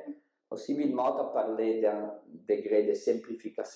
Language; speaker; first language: French; non-native, learner; Italian